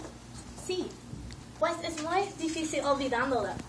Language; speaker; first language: Spanish; non-native, learner; English